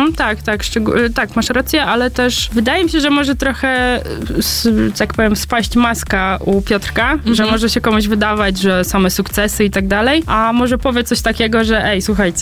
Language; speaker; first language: Polish; native; Polish